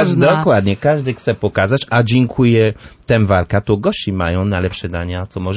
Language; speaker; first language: Polish; non-native, learner; French